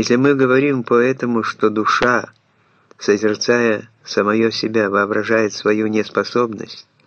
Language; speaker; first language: Russian; native; Russian